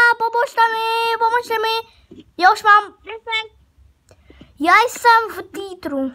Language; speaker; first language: Czech; early bilingual, other home language; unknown